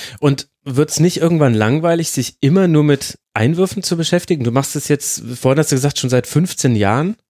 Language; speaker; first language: German; native; German